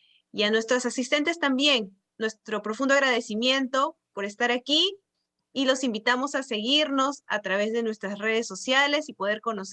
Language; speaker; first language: Spanish; native; Spanish